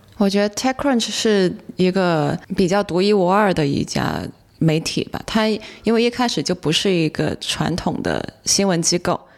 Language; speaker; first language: Chinese; non-native, local second language; Cantonese